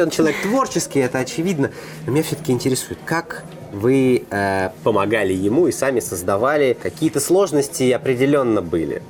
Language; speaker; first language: Russian; native; Russian